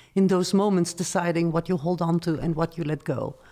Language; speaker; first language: English; non-native, fluent; Dutch